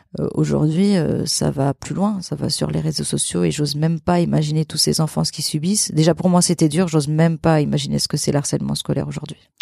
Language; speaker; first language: French; early bilingual, other home language; Portuguese